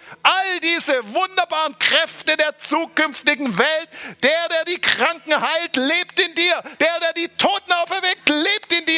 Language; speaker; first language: German; native; German